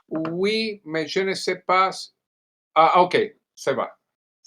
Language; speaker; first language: French; non-native, learner; Italian